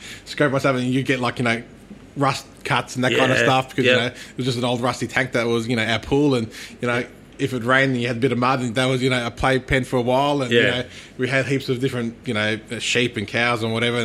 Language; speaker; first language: English; non-native, local second language; Turkish